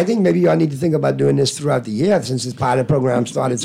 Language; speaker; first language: English; native; English